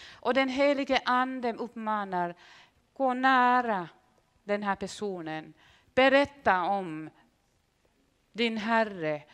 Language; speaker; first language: Swedish; non-native, fluent; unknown